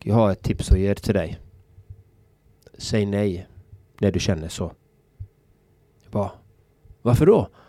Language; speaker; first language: Swedish; native; Swedish